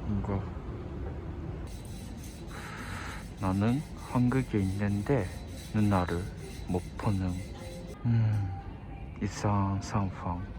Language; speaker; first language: Korean; non-native, learner; Japanese